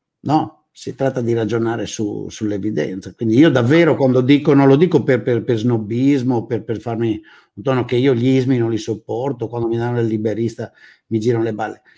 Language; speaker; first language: Italian; native; Italian